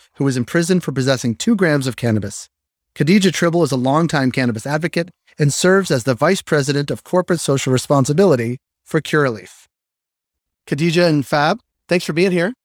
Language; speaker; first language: English; native; English